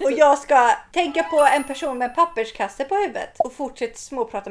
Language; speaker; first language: Swedish; native; Swedish